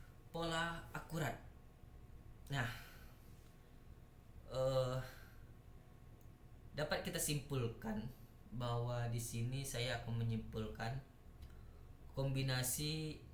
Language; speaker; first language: Indonesian; native; Indonesian